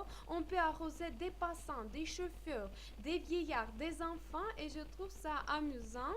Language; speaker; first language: French; non-native, fluent; Armenian